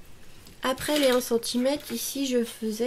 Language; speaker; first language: French; native; French